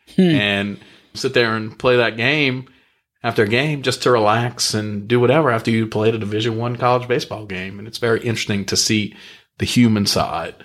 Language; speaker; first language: English; native; English